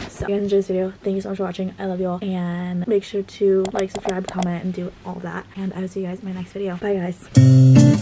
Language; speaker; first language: English; native; English